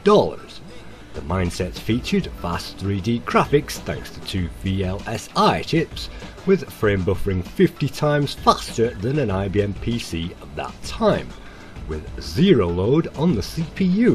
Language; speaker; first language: English; native; English